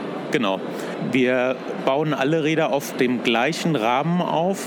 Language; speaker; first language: German; native; German